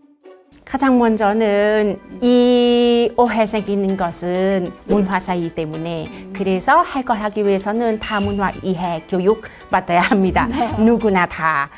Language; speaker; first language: Korean; non-native, learner; Thai